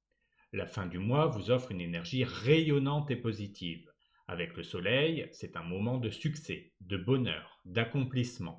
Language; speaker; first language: French; native; French